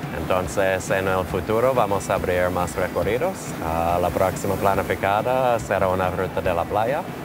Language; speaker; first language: Spanish; non-native, fluent; English